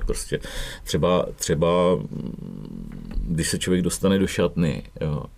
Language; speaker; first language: Czech; native; Czech